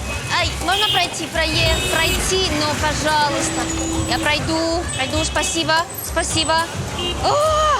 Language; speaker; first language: Russian; native; Russian